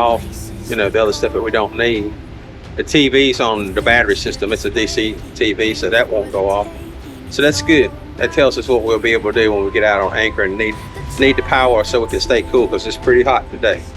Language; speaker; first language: English; native; English